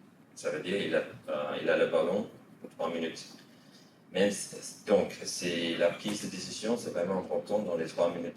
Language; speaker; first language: French; non-native, fluent; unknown